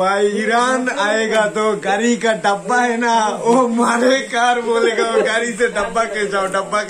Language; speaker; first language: Hindi; non-native, learner; Bangla